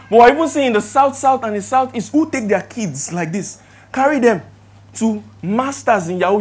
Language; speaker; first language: English; non-native, local second language; Yoruba